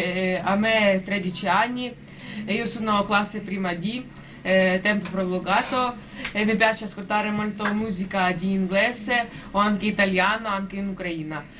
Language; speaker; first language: Italian; non-native, learner; Ukrainian